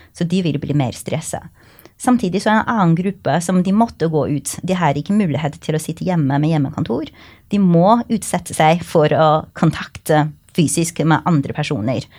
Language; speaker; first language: Norwegian; non-native, fluent; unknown